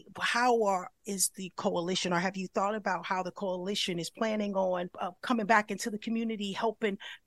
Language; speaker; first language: English; native; English